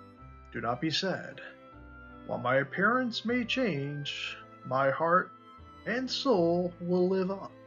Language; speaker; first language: English; native; English